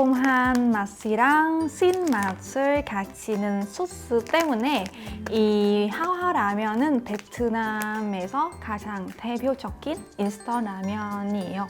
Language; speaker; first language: Korean; non-native, fluent; Vietnamese